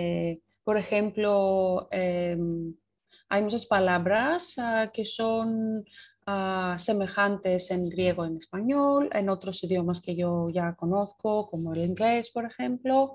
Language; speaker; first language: Spanish; non-native, fluent; Greek